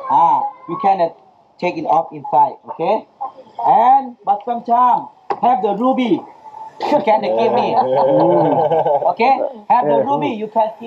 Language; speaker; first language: English; non-native, learner; Thai